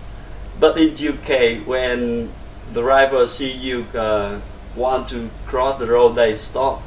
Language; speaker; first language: English; non-native, learner; Vietnamese